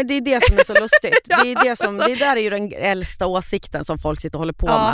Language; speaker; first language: Swedish; native; Swedish